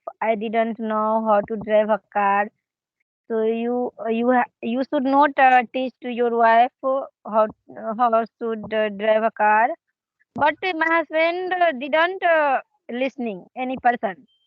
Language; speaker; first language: English; non-native, learner; Hindi